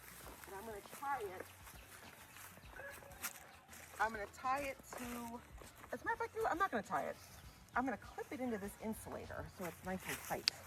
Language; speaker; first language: English; native; English